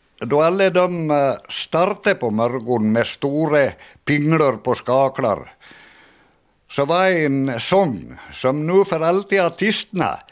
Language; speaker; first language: Swedish; native; Swedish